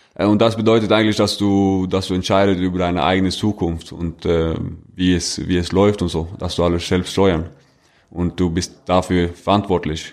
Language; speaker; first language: German; non-native, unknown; Norwegian